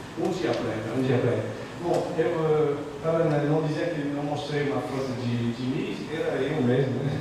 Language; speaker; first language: Portuguese; non-native, fluent; French